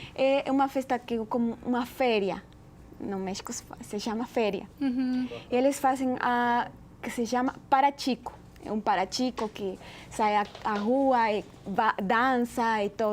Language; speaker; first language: Portuguese; non-native, learner; Spanish